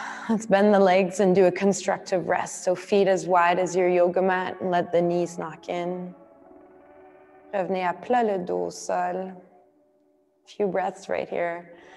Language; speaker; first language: English; native; English